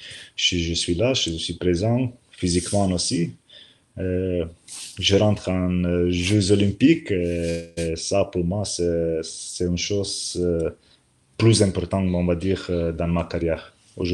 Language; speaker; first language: French; non-native, learner; Slovenian